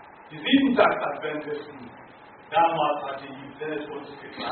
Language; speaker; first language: German; non-native, learner; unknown